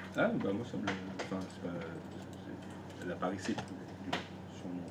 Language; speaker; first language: French; native; French